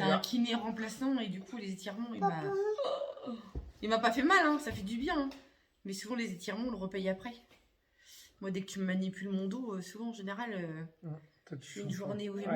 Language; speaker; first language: French; native; French